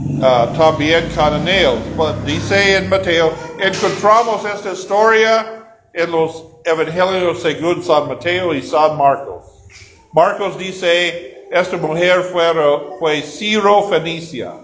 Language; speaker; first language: Spanish; non-native, learner; English